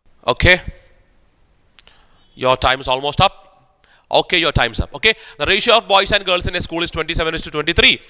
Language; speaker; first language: English; non-native, local second language; Malayalam